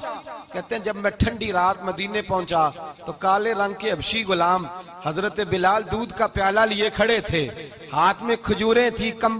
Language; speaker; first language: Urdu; non-native, local second language; Punjabi